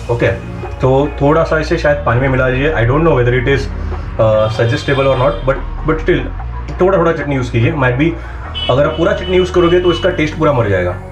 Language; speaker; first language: Hindi; non-native, local second language; Marathi